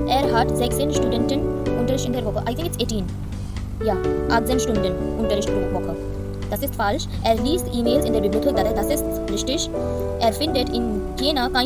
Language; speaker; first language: German; non-native, fluent; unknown